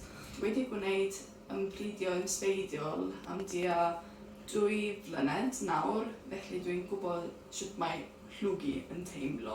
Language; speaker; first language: Welsh; non-native, learner; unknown